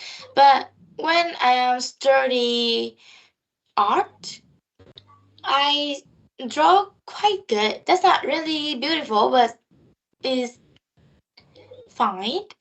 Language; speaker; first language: English; non-native, learner; Vietnamese